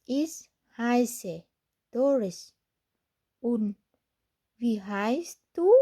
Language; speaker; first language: German; non-native, fluent; Thai